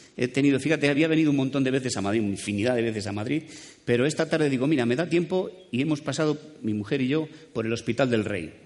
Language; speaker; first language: Spanish; native; Spanish